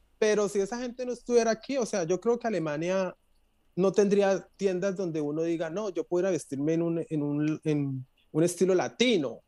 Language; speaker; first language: Spanish; native; Spanish